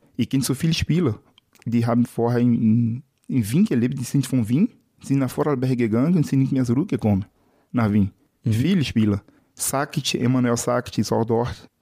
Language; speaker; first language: German; non-native, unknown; Portuguese